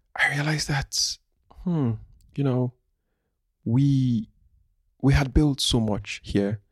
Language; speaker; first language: English; non-native, local second language; Igbo